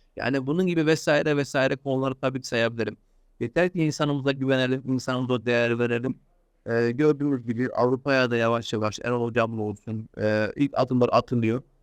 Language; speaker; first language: Turkish; early bilingual, heritage; Turkish